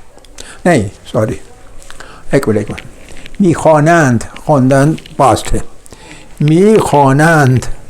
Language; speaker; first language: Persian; non-native, fluent; Urdu